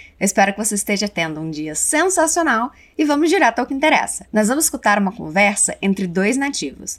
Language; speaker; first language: Portuguese; native; Portuguese